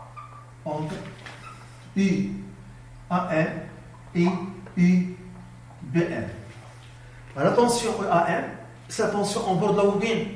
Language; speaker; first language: French; non-native, local second language; Arabic